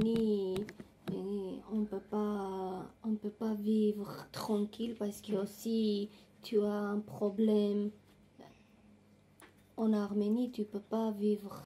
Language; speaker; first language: French; non-native, learner; Armenian